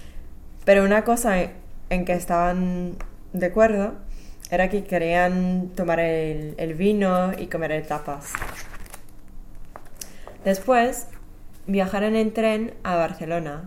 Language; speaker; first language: Spanish; non-native, fluent; English